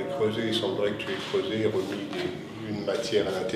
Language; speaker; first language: French; native; French